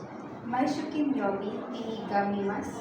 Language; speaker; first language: Japanese; non-native, learner; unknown